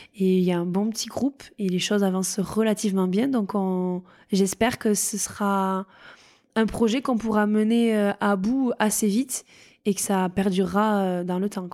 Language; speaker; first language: French; native; French